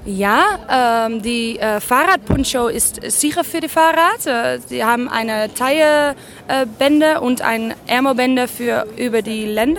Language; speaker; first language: German; non-native, learner; Dutch